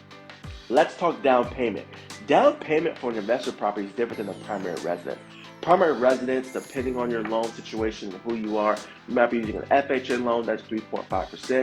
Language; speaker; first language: English; native; English